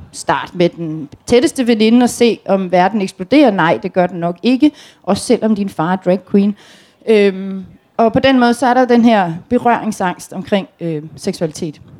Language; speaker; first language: Danish; native; Danish